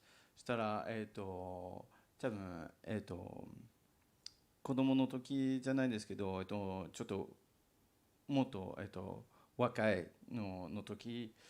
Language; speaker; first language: Japanese; non-native, learner; English